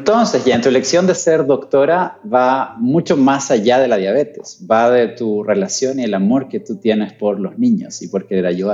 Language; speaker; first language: Spanish; native; Spanish